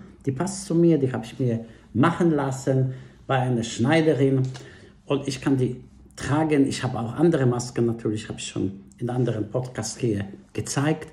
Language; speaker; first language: German; non-native, fluent; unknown